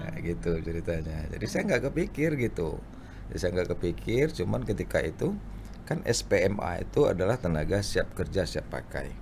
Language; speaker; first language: Indonesian; non-native, local second language; Minangkabau